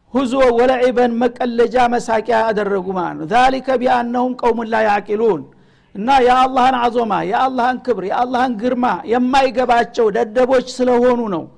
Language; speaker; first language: Amharic; native; Amharic